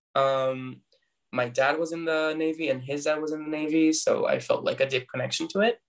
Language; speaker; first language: English; non-native, fluent; Hebrew